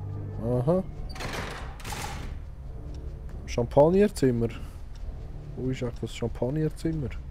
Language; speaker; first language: German; native; German